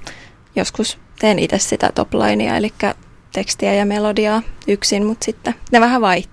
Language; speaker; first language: Finnish; native; Finnish